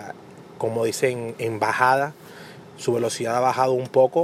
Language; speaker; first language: Spanish; early bilingual, heritage; Spanish